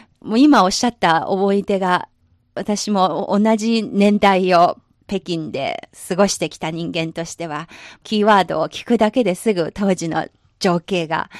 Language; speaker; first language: Japanese; non-native, fluent; Chinese